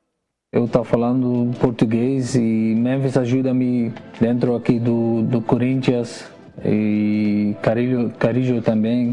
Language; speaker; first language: Portuguese; non-native, learner; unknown